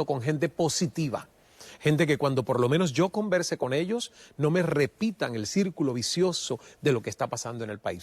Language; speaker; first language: Spanish; native; Spanish